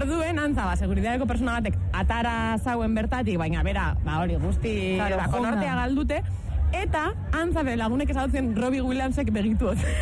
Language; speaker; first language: Basque; native; Basque